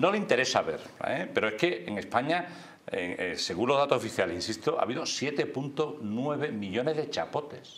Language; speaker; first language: Spanish; native; Spanish